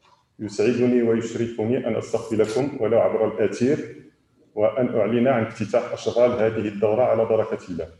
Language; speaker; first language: Arabic; native; Arabic